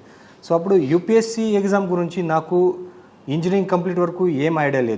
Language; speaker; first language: Telugu; non-native, learner; Marathi